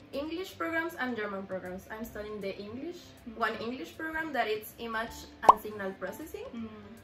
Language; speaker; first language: English; non-native, fluent; Spanish